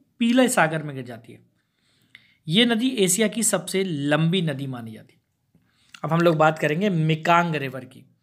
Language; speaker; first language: Hindi; native; Hindi